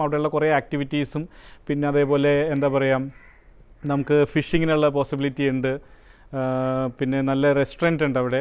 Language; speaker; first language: Malayalam; native; Malayalam